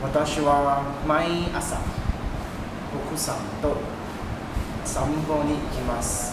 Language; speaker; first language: Japanese; non-native, learner; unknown